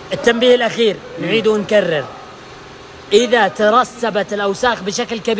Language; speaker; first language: Arabic; native; Arabic